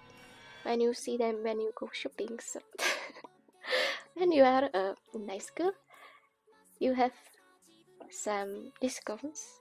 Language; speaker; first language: English; non-native, learner; Czech